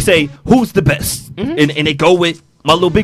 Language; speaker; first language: English; native; English